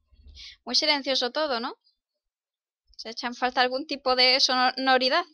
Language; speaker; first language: Spanish; native; Spanish